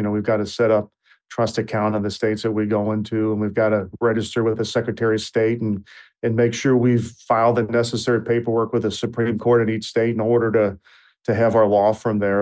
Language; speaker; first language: English; native; English